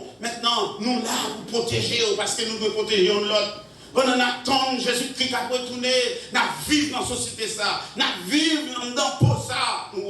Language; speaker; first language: French; non-native, local second language; Haitian Creole